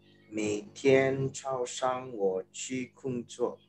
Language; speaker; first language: Chinese; non-native, learner; Indonesian